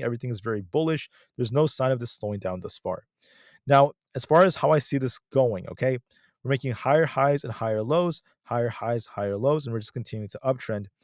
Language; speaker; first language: English; native; English